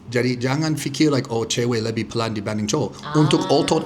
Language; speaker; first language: Indonesian; non-native, fluent; English